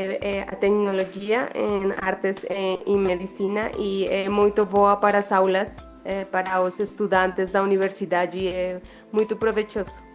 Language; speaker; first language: Portuguese; non-native, learner; Spanish